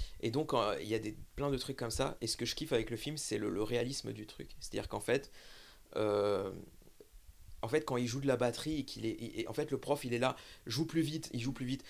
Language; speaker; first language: French; native; French